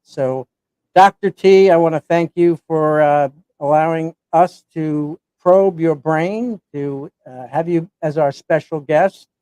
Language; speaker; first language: English; native; English